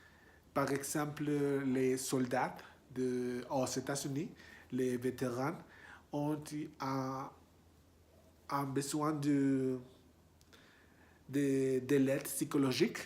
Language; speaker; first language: French; non-native, learner; Spanish